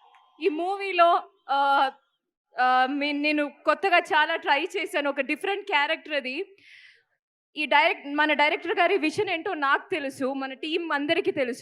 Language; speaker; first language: Telugu; non-native, fluent; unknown